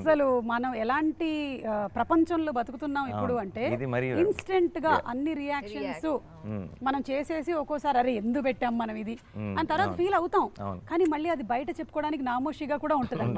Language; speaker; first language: Telugu; native; Telugu